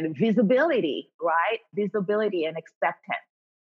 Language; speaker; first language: English; non-native, fluent; Haitian Creole